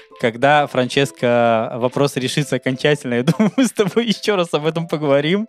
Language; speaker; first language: Russian; native; Russian